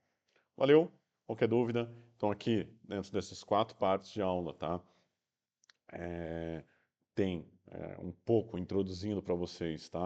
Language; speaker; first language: Portuguese; native; Portuguese